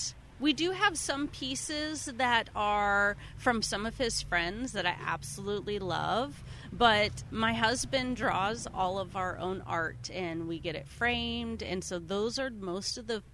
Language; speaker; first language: English; native; English